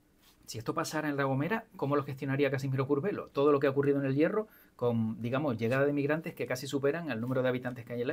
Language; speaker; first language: Spanish; native; Spanish